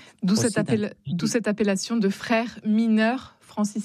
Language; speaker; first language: French; native; French